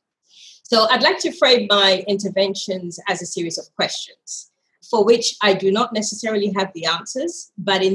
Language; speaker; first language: English; non-native, local second language; Ga